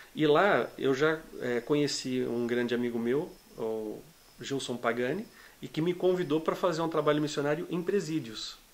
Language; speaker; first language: Portuguese; native; Portuguese